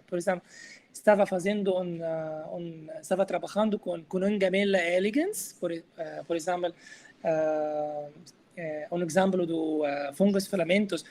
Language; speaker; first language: Portuguese; non-native, learner; Arabic